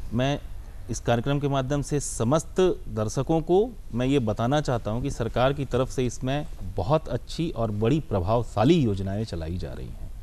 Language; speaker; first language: Hindi; native; Hindi